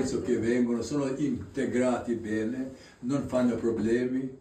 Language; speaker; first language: Italian; non-native, learner; Albanian